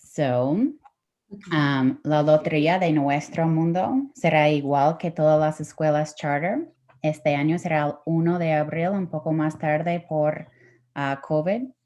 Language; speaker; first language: Spanish; non-native, fluent; English